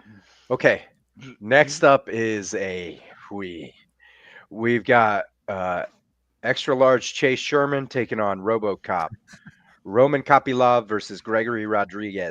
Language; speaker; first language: English; native; English